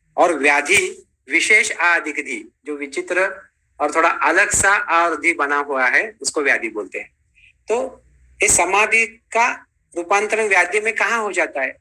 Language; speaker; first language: Hindi; non-native, local second language; Marathi